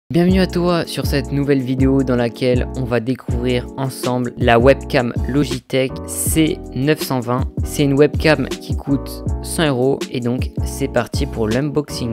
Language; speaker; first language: French; native; French